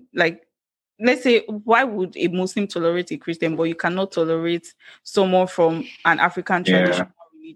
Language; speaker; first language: English; non-native, local second language; Yoruba